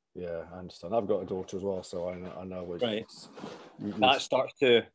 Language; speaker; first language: English; native; English